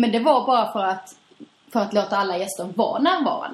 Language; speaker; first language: Swedish; native; Swedish